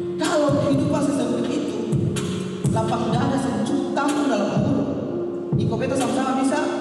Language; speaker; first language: Indonesian; native; Indonesian